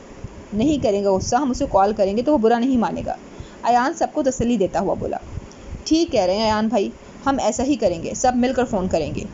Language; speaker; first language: Urdu; native; Urdu